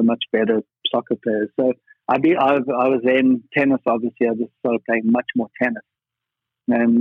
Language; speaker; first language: English; native; English